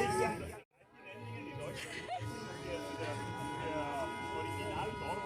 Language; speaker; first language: German; non-native, local second language; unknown